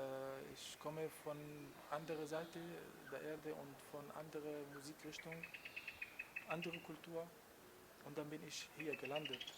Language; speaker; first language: German; non-native, learner; Arabic